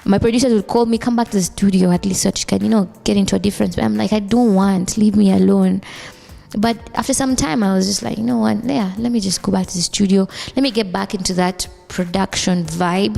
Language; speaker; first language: English; non-native, local second language; Swahili